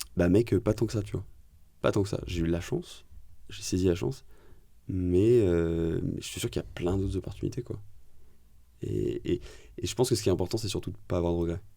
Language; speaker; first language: French; native; French